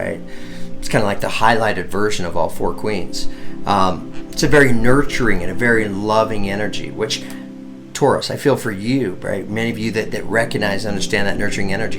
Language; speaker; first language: English; native; English